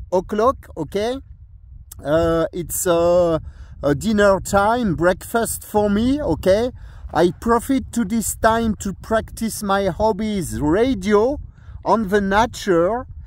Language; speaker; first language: English; non-native, learner; French